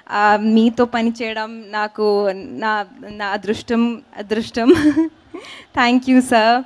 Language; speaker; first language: Telugu; non-native, learner; Hindi